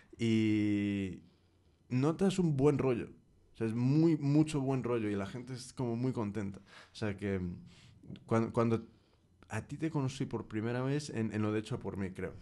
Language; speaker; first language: Spanish; early bilingual, heritage; Spanish